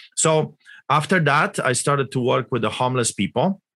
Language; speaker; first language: English; non-native, fluent; Polish